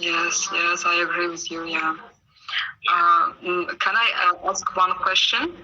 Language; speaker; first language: English; non-native, learner; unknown